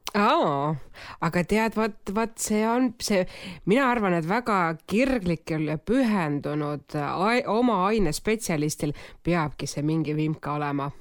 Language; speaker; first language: Estonian; non-native, local second language; Russian